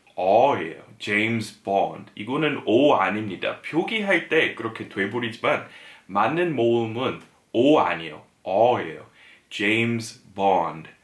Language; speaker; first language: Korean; non-native, fluent; English